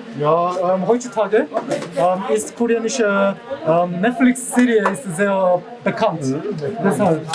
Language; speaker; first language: German; non-native, learner; Korean